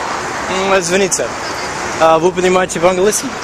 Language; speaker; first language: Russian; non-native, learner; English